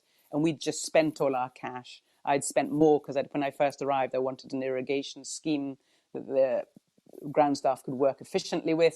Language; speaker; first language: English; native; English